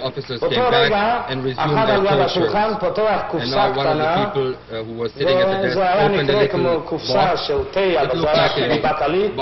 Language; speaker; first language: Hebrew; non-native, fluent; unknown